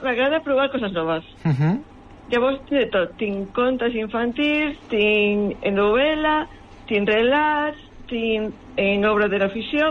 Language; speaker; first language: Catalan; native; Catalan